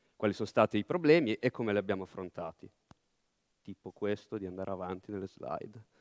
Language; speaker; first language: Italian; native; Italian